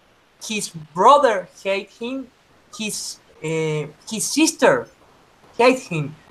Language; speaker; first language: English; non-native, learner; Spanish